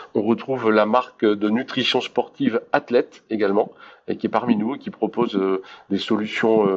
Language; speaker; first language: French; native; French